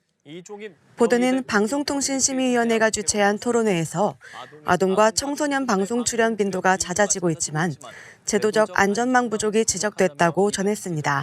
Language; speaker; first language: Korean; native; Korean